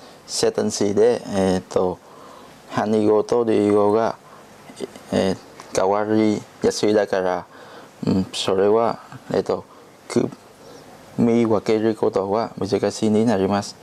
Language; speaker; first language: Japanese; non-native, learner; Vietnamese